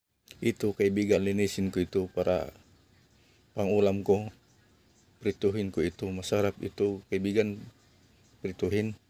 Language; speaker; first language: Filipino; non-native, local second language; Cebuano